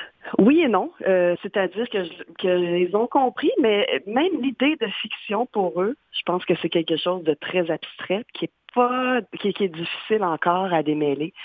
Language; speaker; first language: French; native; French